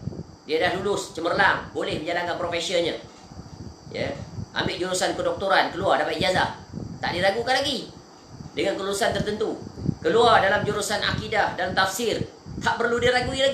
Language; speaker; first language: Malay; native; Malay